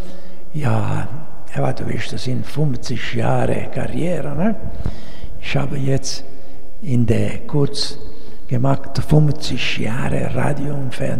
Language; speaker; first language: German; non-native, learner; Italian